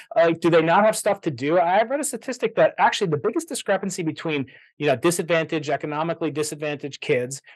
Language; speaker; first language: English; native; English